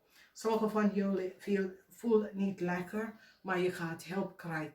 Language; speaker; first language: Dutch; non-native, learner; English